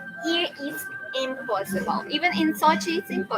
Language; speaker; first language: English; non-native, fluent; Russian